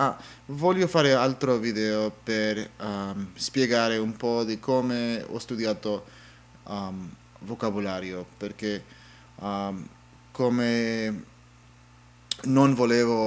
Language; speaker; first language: Italian; non-native, learner; English